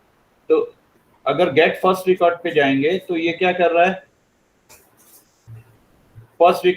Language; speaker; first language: Hindi; native; Hindi